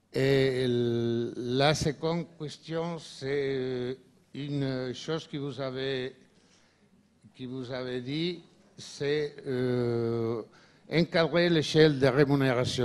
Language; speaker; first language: French; non-native, learner; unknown